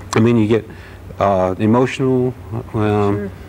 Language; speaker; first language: English; native; English